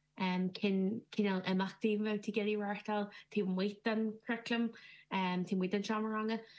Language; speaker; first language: Irish; native; Irish